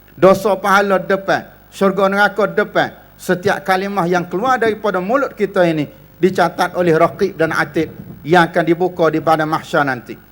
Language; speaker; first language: Malay; native; Malay